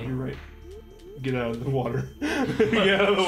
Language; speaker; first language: English; native; English